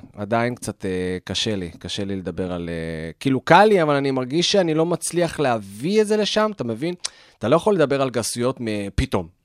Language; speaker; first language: Hebrew; native; Hebrew